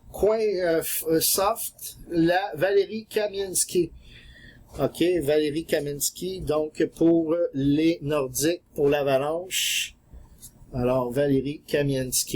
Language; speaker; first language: French; native; French